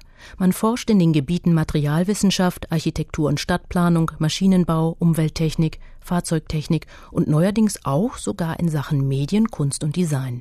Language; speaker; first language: German; native; German